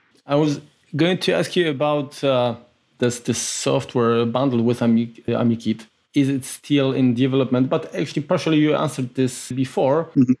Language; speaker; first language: English; non-native, fluent; Polish